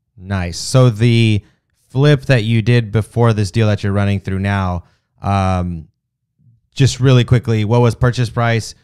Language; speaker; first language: English; native; English